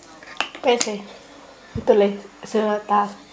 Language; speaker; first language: Finnish; non-native, learner; Thai